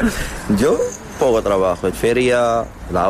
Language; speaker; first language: Spanish; non-native, learner; Arabic